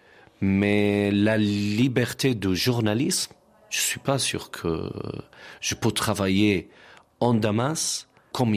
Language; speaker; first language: French; non-native, learner; Arabic